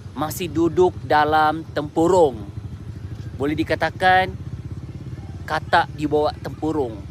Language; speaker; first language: Malay; native; Malay